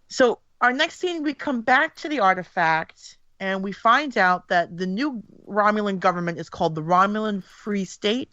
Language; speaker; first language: English; native; English